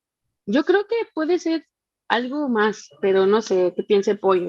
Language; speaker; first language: Spanish; native; Spanish